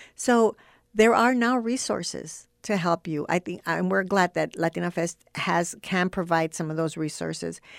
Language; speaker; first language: English; native; English